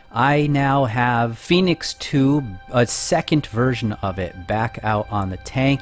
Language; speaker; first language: English; native; English